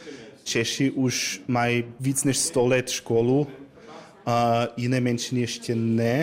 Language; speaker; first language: Czech; non-native, learner; Croatian